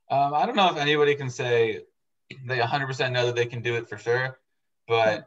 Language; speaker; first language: English; native; English